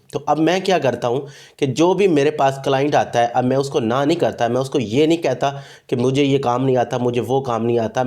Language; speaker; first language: Urdu; non-native, local second language; Punjabi